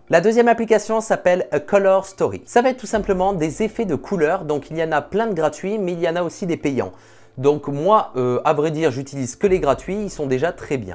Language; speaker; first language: French; native; French